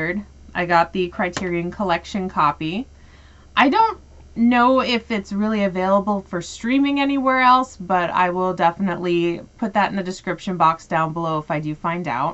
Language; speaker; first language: English; native; English